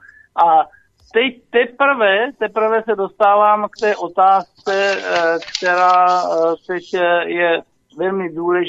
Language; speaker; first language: Czech; native; Czech